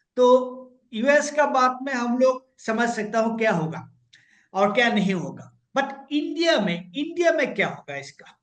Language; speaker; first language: Hindi; non-native, local second language; Assamese